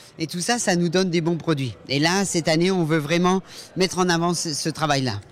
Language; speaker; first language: French; native; French